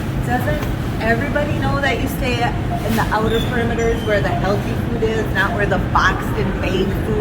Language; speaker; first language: English; native; English